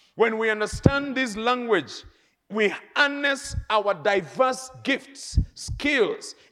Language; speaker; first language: English; non-native, local second language; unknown